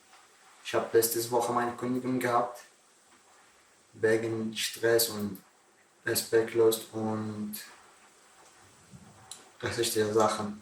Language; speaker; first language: German; non-native, learner; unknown